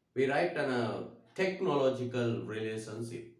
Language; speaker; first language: English; non-native, local second language; Sinhala